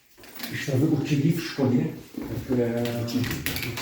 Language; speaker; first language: Russian; non-native, local second language; Kyrgyz